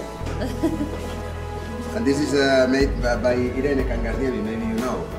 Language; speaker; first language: English; non-native, learner; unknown